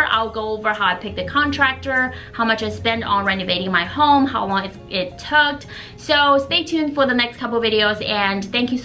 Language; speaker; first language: English; non-native, fluent; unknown